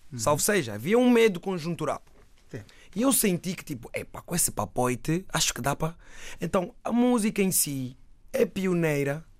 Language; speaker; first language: Portuguese; native; Portuguese